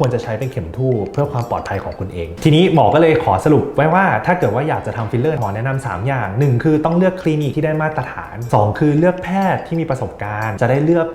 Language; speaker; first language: Thai; native; Thai